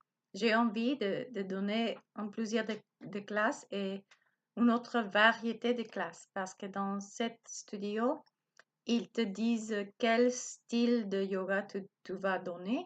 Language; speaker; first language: French; non-native, learner; Spanish